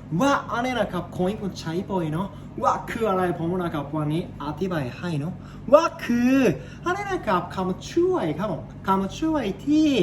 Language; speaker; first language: Thai; non-native, learner; Japanese